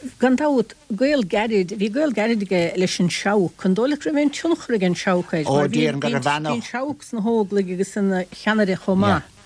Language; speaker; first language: Irish; native; Irish